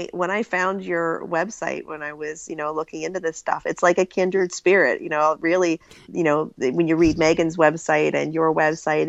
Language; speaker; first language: English; native; English